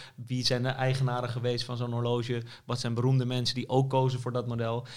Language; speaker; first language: Dutch; native; Dutch